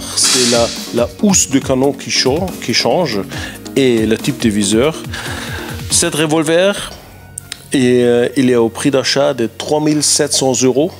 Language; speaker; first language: French; non-native, fluent; German